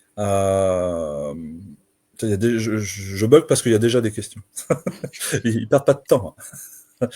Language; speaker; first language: French; native; French